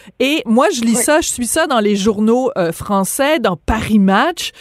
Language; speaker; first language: French; native; French